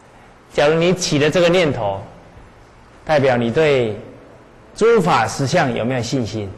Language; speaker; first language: Chinese; native; Chinese